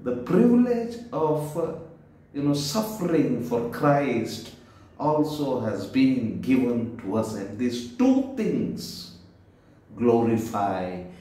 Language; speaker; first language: English; non-native, local second language; Kannada